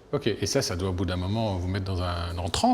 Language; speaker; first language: French; native; French